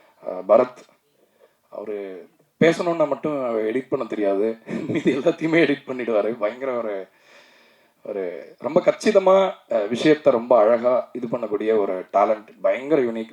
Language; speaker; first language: Tamil; native; Tamil